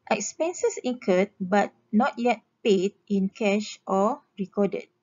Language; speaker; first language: English; non-native, local second language; Malay